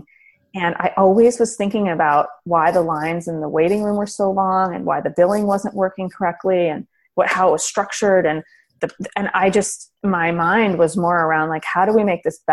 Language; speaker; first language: English; native; English